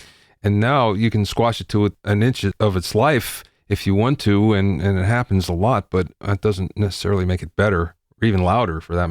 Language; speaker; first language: English; native; English